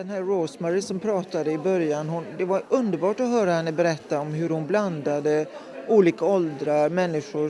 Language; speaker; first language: Swedish; native; Swedish